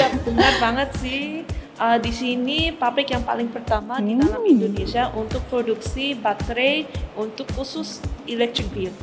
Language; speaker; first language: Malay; non-native, fluent; Korean